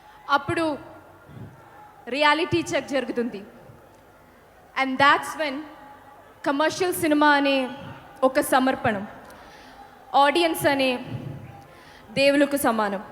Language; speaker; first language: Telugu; non-native, learner; Malayalam